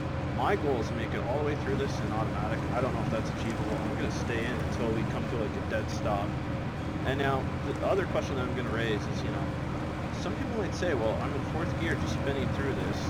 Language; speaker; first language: English; native; English